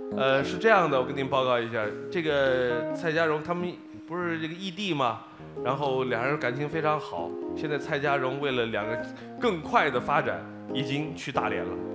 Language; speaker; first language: Chinese; native; Chinese